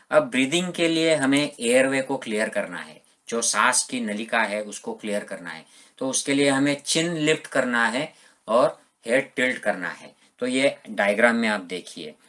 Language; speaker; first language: Hindi; non-native, local second language; Marathi